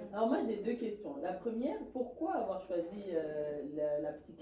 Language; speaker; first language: French; native; French